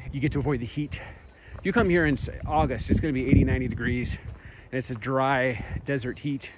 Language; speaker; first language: English; native; English